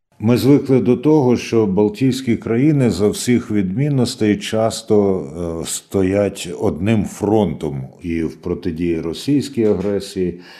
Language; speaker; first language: Ukrainian; native; Ukrainian